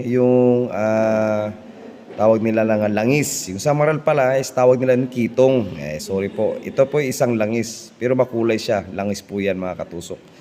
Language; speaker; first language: Filipino; non-native, local second language; Cebuano